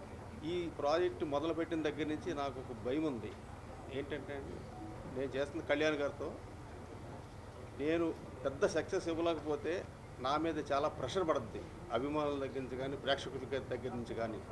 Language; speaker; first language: Telugu; native; Telugu